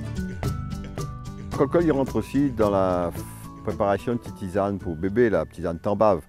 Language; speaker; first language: French; native; French